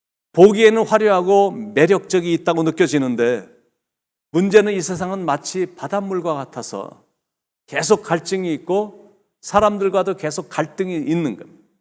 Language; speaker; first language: Korean; native; Korean